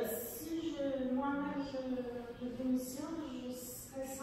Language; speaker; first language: French; non-native, learner; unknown